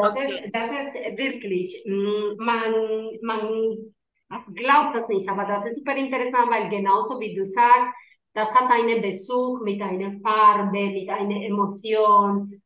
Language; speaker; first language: German; non-native, learner; Spanish